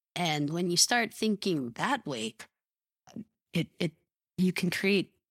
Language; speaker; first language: English; native; English